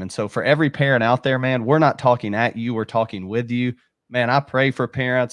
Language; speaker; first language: English; native; English